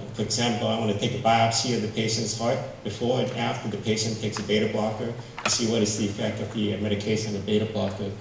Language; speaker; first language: English; non-native, fluent; Min Nan Chinese